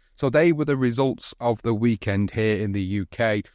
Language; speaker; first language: English; native; English